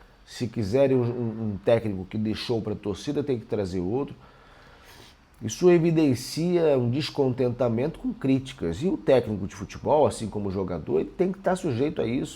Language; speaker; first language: Portuguese; native; Portuguese